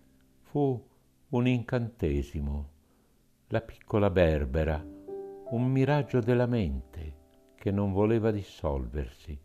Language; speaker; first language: Italian; native; Italian